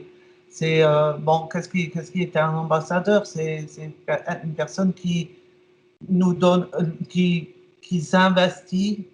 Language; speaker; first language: French; non-native, fluent; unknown